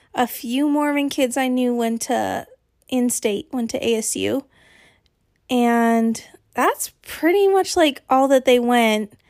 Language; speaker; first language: English; native; English